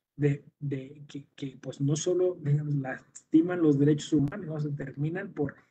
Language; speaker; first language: Spanish; native; Spanish